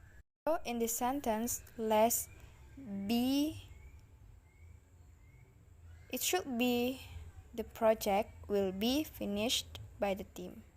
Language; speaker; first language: English; non-native, learner; Indonesian